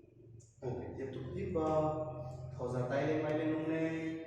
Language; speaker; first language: Vietnamese; non-native, learner; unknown